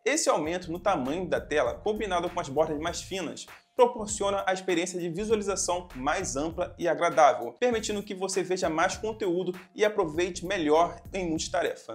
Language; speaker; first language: Portuguese; native; Portuguese